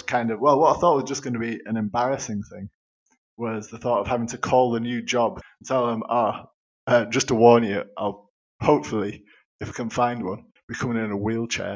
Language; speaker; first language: English; native; English